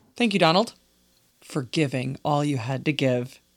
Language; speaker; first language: English; native; English